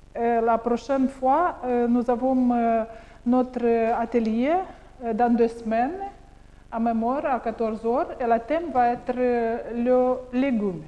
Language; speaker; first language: French; non-native, learner; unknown